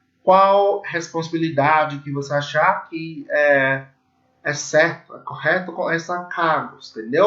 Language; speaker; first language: Portuguese; non-native, learner; English